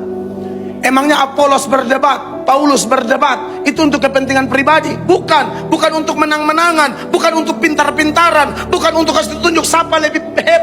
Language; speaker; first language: Indonesian; native; Indonesian